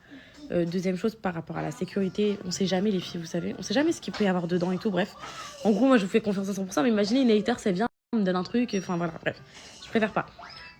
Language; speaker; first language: French; native; French